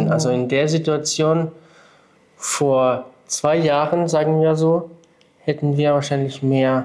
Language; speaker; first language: German; non-native, fluent; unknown